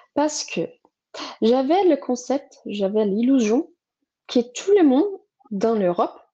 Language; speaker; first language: French; non-native, fluent; Portuguese